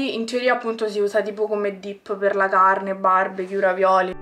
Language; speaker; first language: Italian; native; Italian